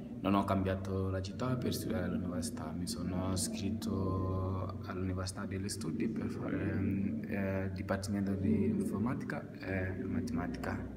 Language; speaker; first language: Italian; non-native, learner; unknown